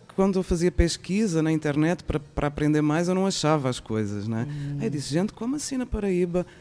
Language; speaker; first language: Portuguese; native; Portuguese